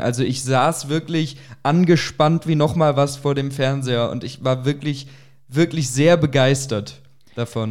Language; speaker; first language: German; native; German